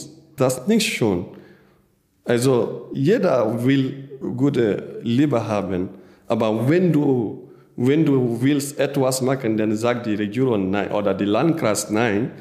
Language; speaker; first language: German; non-native, learner; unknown